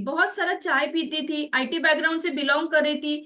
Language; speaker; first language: Hindi; non-native, local second language; Marathi